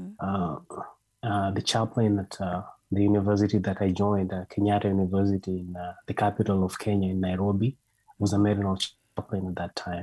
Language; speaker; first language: English; non-native, local second language; Luyia